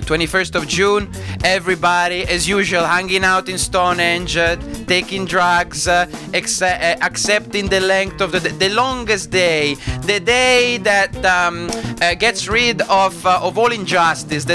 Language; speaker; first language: English; non-native, fluent; Italian